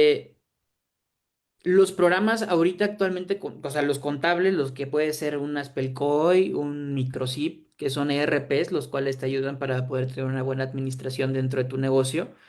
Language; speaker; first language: Spanish; native; Spanish